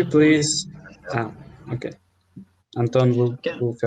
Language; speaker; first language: English; non-native, learner; Russian